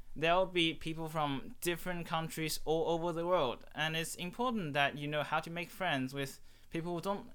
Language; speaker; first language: English; non-native, fluent; Chinese